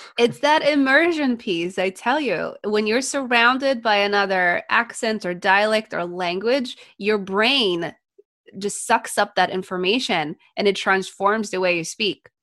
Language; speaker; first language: English; non-native, fluent; Polish